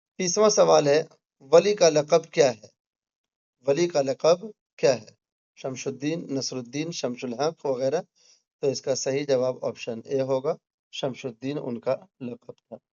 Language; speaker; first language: Urdu; native; Urdu